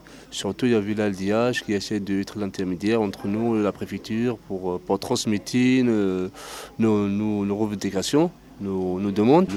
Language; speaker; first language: French; non-native, fluent; Arabic